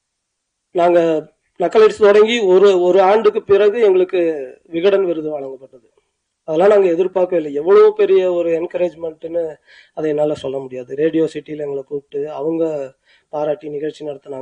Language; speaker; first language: Tamil; native; Tamil